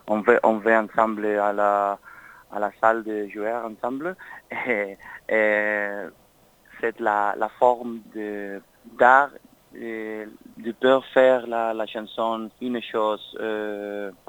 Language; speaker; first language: French; non-native, learner; Spanish